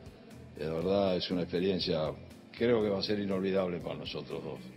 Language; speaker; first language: Spanish; early bilingual, other home language; Italian